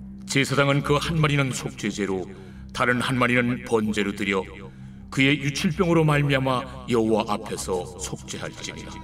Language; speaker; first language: Korean; native; Korean